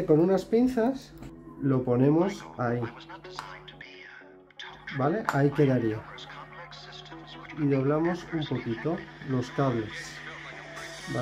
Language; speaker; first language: Spanish; native; Spanish